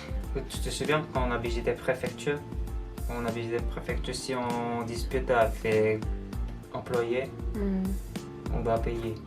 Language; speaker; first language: French; non-native, learner; Korean